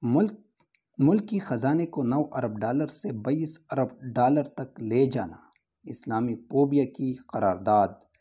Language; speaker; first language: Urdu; non-native, local second language; Pashto